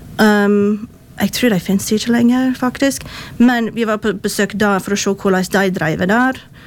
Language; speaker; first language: Norwegian; non-native, fluent; English